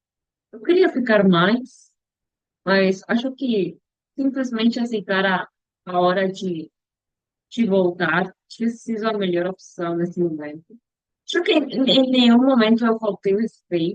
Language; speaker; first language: Portuguese; non-native, learner; Spanish